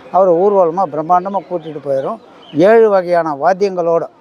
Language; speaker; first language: Tamil; native; Tamil